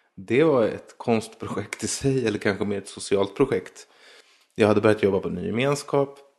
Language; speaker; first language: Swedish; native; Swedish